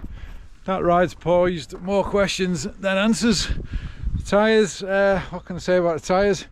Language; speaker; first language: English; native; English